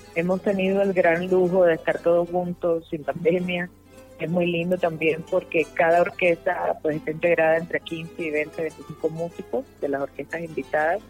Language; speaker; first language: Spanish; native; Spanish